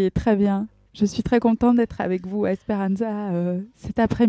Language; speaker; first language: French; native; French